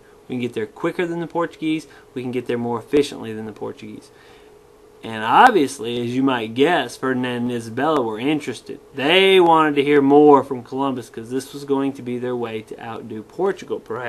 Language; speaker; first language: English; native; English